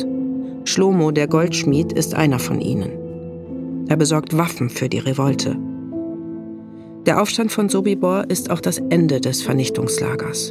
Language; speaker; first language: German; native; German